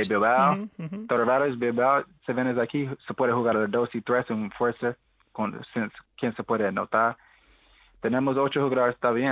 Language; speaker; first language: Spanish; non-native, learner; English